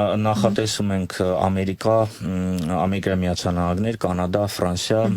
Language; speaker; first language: Armenian; native; Armenian